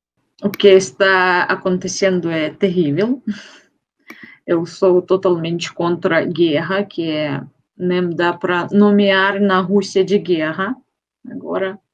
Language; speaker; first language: Portuguese; non-native, fluent; Russian